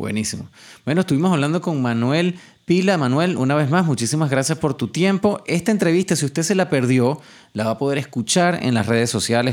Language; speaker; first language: Spanish; native; Spanish